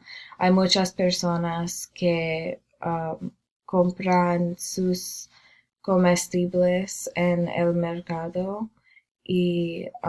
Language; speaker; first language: Spanish; non-native, learner; English